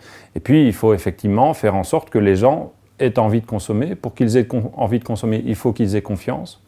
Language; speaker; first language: French; native; French